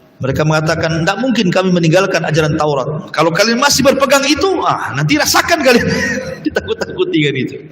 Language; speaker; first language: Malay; native; Malay